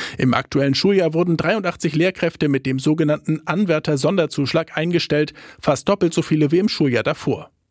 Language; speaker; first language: German; native; German